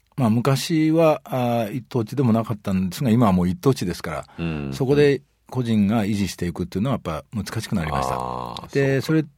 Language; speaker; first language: Japanese; native; Japanese